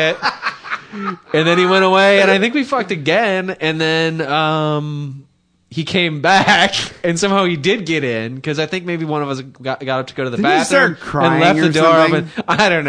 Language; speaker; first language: English; native; English